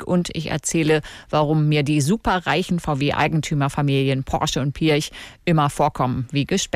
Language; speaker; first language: German; native; German